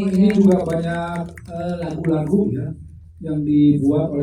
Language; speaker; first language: Indonesian; native; Indonesian